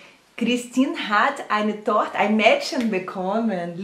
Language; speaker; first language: German; non-native, learner; Portuguese